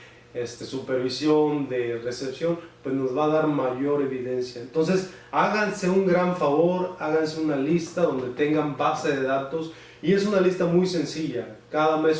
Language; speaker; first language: Spanish; native; Spanish